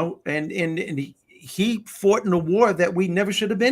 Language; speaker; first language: English; native; English